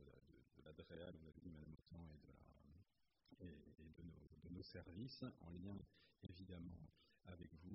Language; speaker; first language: French; native; French